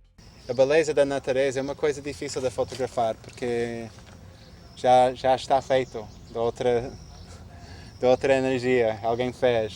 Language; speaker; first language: Portuguese; non-native, fluent; English